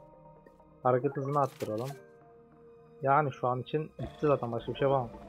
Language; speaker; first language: Turkish; native; Turkish